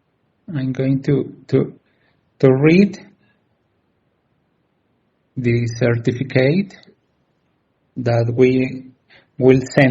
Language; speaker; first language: English; non-native, learner; Spanish